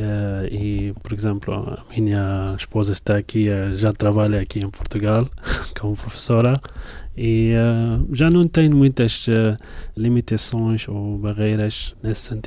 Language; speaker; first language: Portuguese; non-native, fluent; Arabic